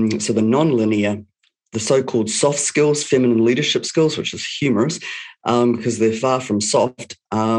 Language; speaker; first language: English; native; English